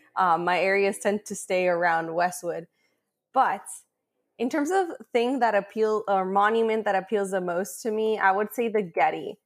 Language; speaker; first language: English; native; English